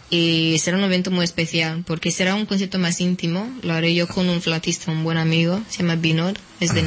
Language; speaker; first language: Spanish; non-native, fluent; English